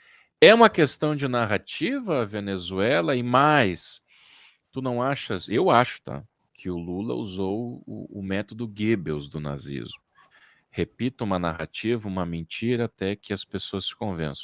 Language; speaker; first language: Portuguese; native; Portuguese